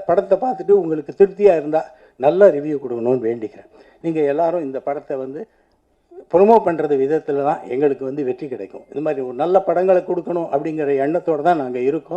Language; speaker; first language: Tamil; native; Tamil